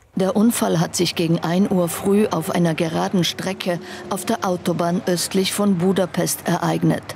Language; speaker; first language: German; native; German